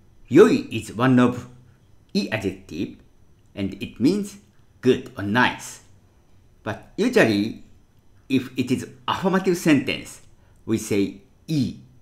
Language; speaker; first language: English; non-native, fluent; Japanese